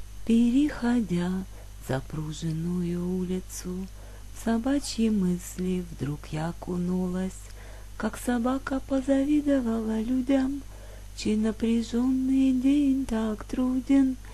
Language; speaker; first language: Russian; native; Russian